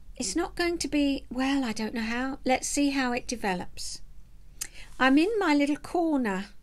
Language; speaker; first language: English; native; English